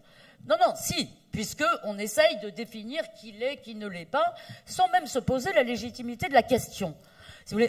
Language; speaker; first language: French; native; French